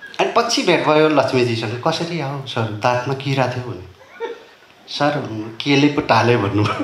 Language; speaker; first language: Nepali; non-native, local second language; Limbu